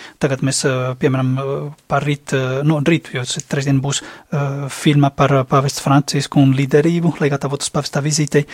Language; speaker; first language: Latvian; non-native, fluent; Spanish